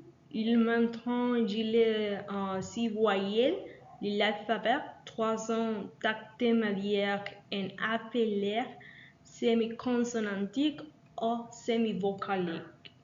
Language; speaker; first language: French; non-native, learner; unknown